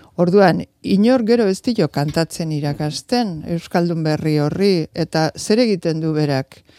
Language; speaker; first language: Basque; native; Basque